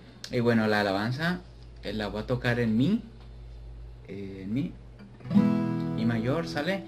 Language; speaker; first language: Spanish; native; Spanish